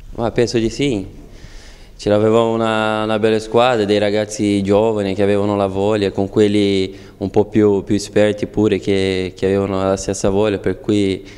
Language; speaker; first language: Italian; non-native, fluent; Portuguese